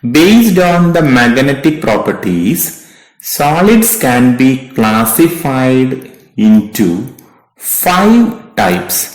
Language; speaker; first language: English; non-native, local second language; Malayalam